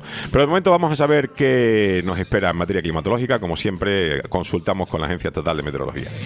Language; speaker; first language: Spanish; native; Spanish